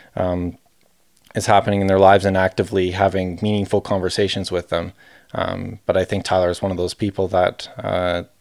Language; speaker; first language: English; native; English